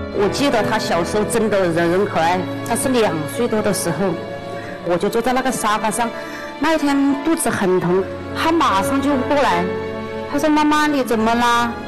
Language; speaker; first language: Chinese; native; Chinese